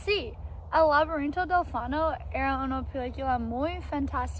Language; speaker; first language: Spanish; non-native, learner; English